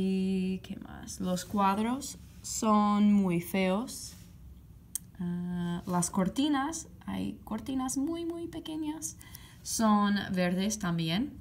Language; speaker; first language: Spanish; non-native, fluent; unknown